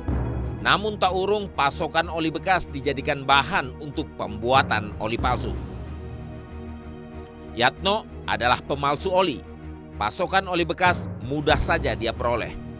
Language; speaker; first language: Indonesian; native; Indonesian